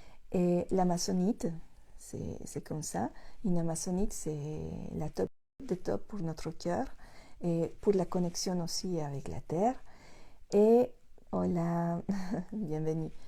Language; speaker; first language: French; non-native, fluent; Spanish